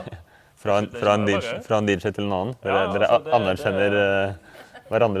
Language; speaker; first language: Norwegian; native; Norwegian